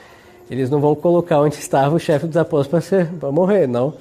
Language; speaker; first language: Portuguese; native; Portuguese